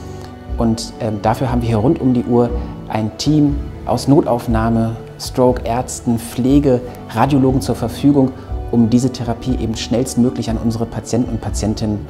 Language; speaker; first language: German; native; German